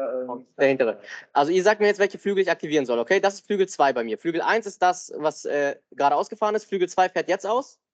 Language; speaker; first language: German; native; German